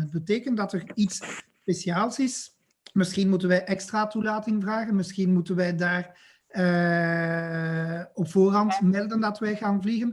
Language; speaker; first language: Dutch; non-native, local second language; French